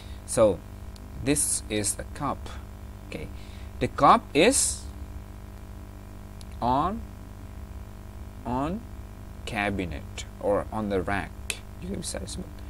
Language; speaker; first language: English; non-native, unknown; Indonesian